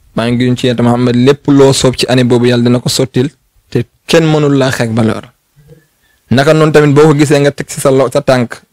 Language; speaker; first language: Wolof; non-native, local second language; Fula